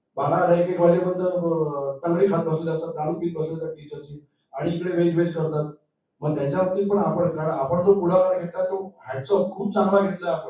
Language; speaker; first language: Marathi; native; Marathi